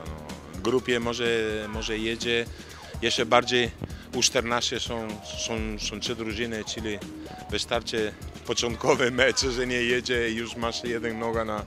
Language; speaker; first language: Polish; non-native, learner; Italian